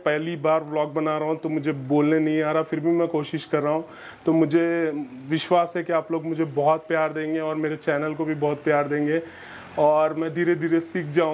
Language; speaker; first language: Hindi; native; Hindi